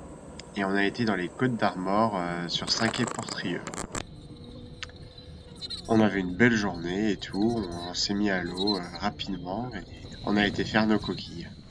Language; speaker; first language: French; native; French